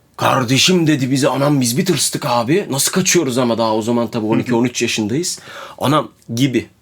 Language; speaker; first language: Turkish; native; Turkish